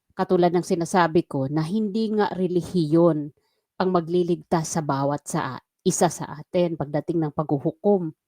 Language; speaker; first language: Filipino; non-native, local second language; Waray